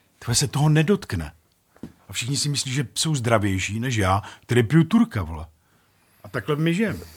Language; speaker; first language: Czech; native; Czech